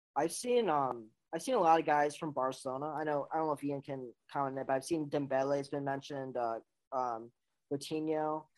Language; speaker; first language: English; native; English